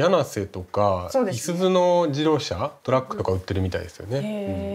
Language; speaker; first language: Japanese; native; Japanese